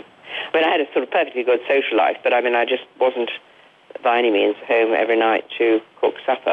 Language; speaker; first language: English; native; English